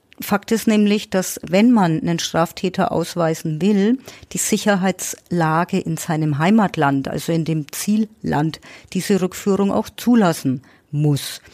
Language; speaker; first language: German; native; German